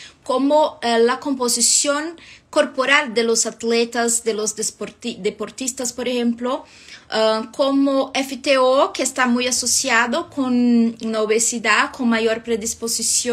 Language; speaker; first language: Spanish; non-native, fluent; Portuguese